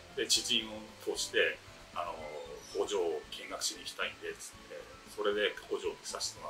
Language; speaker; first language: Japanese; native; Japanese